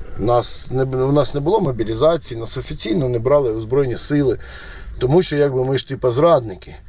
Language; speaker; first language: Ukrainian; non-native, local second language; Russian